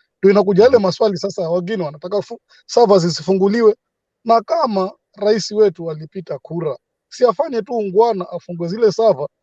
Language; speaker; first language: Swahili; native; Swahili